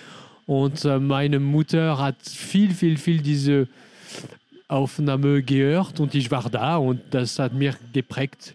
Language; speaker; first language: German; non-native, learner; French